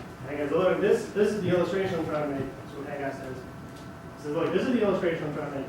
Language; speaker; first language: English; native; English